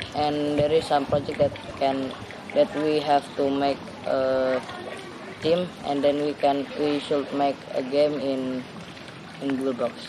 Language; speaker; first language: English; non-native, learner; Indonesian